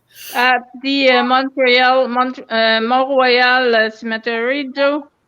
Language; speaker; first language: English; non-native, local second language; French